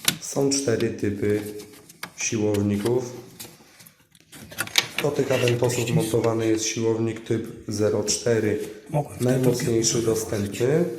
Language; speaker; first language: Polish; native; Polish